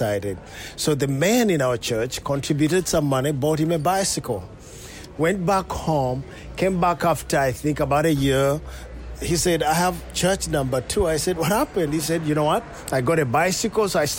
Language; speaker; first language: English; non-native, local second language; Ganda